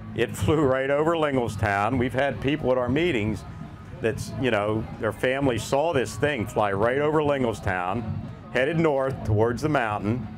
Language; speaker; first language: English; native; English